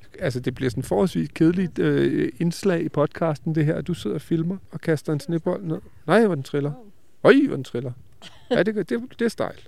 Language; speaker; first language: Danish; native; Danish